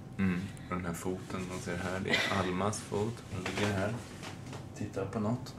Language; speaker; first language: Swedish; native; Swedish